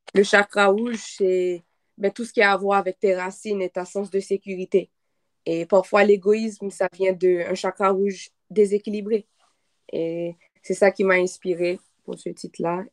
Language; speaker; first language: French; non-native, local second language; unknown